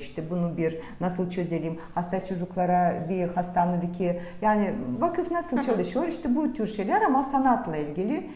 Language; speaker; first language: Turkish; non-native, fluent; Russian